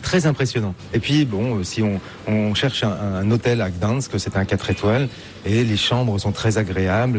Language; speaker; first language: French; native; French